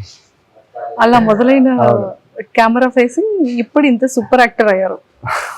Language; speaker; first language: Telugu; native; Telugu